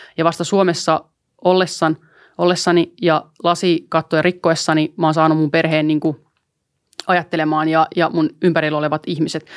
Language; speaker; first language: Finnish; early bilingual, other home language; Albanian